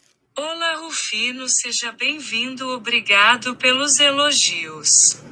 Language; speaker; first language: Portuguese; non-native, learner; English